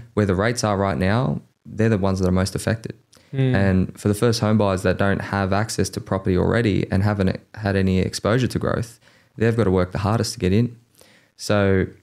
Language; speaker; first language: English; native; English